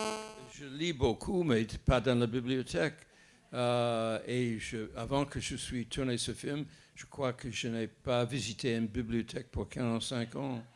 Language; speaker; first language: French; non-native, fluent; English